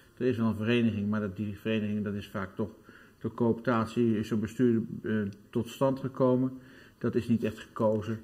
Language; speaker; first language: Dutch; native; Dutch